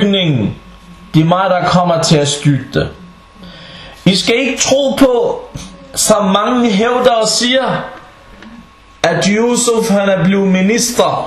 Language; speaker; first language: Danish; non-native, fluent; Arabic